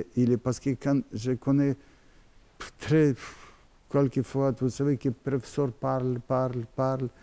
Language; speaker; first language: French; non-native, learner; Russian